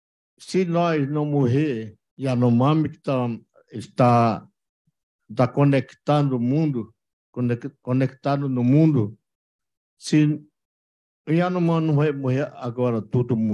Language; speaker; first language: Portuguese; non-native, local second language; Yanomámi